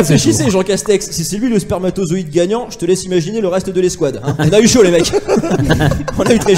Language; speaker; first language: French; native; French